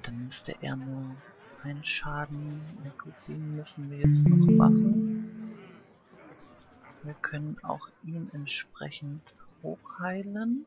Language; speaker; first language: German; native; German